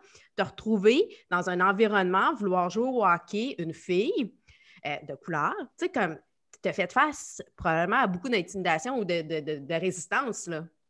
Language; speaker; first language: French; native; French